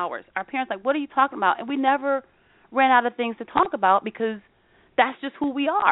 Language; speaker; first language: English; native; English